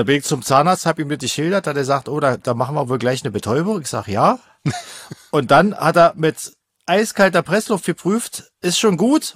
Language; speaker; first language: German; native; German